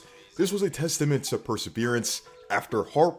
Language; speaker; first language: English; native; English